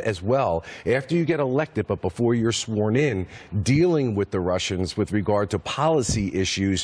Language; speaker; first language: English; native; English